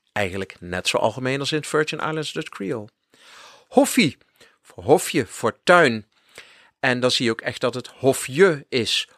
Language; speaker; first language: Dutch; native; Dutch